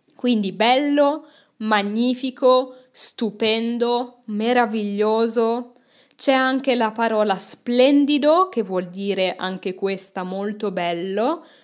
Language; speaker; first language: Italian; native; Italian